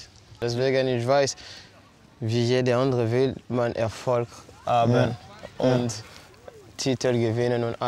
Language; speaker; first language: German; non-native, fluent; French